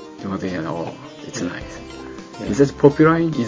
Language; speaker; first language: English; non-native, learner; Japanese